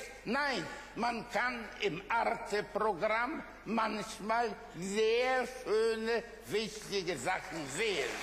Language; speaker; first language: German; early bilingual, other home language; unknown